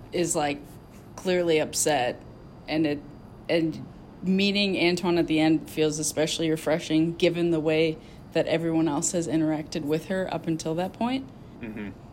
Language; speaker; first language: English; native; English